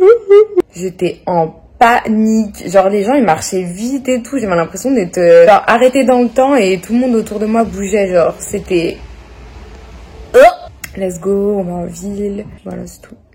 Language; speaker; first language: French; native; French